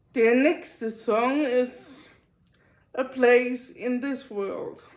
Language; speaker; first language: German; native; German